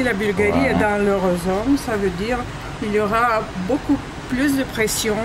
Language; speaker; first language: French; non-native, fluent; Bulgarian